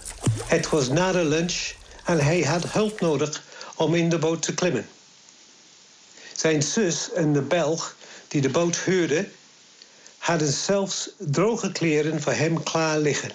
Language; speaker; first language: Dutch; non-native, fluent; English